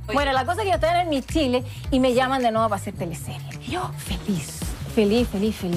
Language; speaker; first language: Spanish; native; Spanish